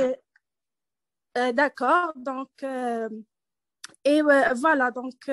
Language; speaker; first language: French; non-native, learner; Arabic